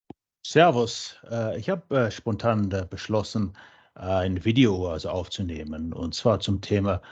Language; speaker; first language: German; non-native, fluent; English